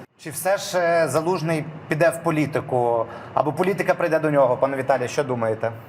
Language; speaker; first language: Ukrainian; native; Ukrainian